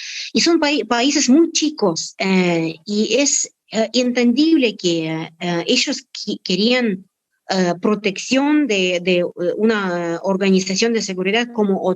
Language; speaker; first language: Spanish; non-native, fluent; Russian